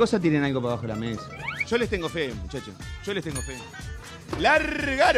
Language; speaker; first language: Spanish; native; Spanish